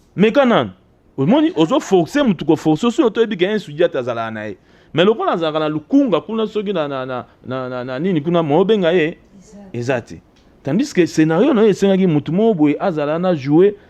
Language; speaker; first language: Lingala; native; Lingala